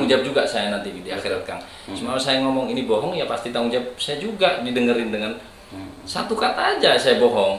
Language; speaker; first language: Indonesian; native; Indonesian